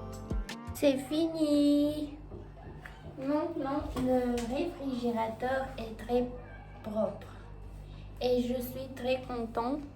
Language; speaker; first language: French; non-native, learner; Russian